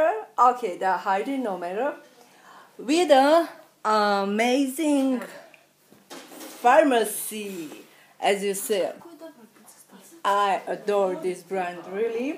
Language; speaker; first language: English; non-native, learner; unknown